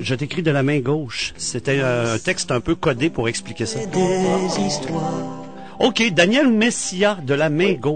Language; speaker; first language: French; native; French